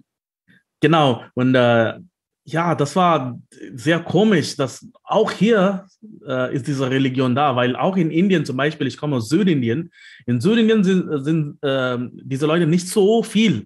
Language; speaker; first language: German; non-native, fluent; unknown